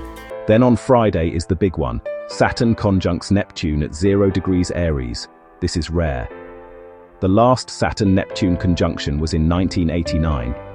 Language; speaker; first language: English; native; English